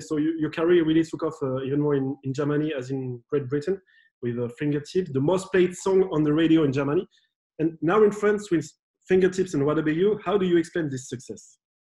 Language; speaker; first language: English; non-native, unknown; French